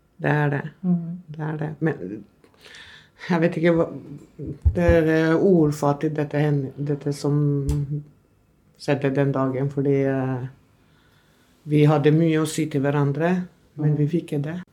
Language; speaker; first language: Norwegian; non-native, fluent; Albanian